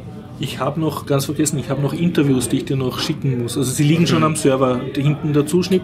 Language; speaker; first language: German; native; German